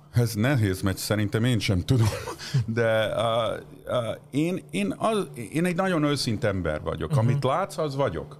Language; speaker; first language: Hungarian; early bilingual, heritage; Hungarian